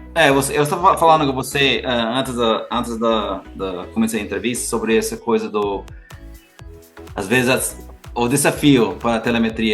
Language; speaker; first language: Portuguese; non-native, learner; English